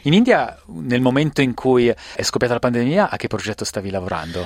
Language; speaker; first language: Italian; native; Italian